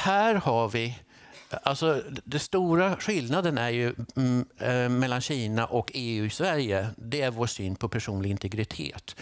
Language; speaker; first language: Swedish; native; Swedish